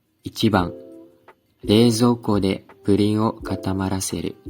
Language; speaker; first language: Japanese; non-native, learner; Indonesian